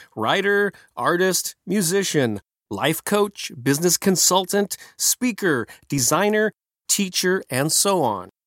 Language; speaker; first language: English; native; English